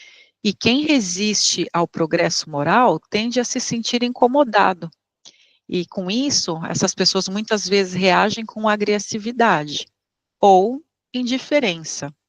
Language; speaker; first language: Portuguese; native; Portuguese